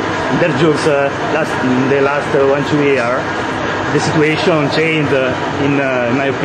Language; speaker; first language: English; non-native, learner; Italian